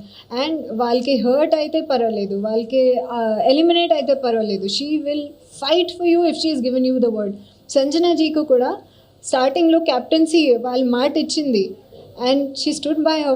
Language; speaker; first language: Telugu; non-native, learner; Hindi